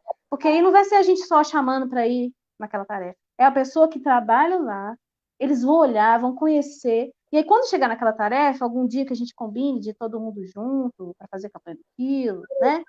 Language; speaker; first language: Portuguese; native; Portuguese